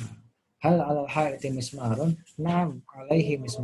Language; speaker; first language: Arabic; non-native, fluent; Indonesian